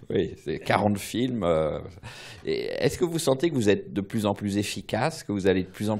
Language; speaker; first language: French; native; French